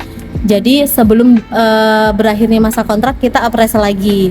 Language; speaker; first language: Indonesian; native; Indonesian